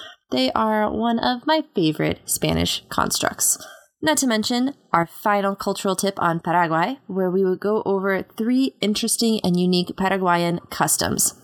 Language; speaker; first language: English; native; English